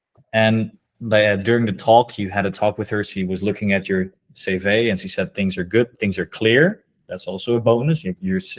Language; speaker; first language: English; non-native, fluent; Dutch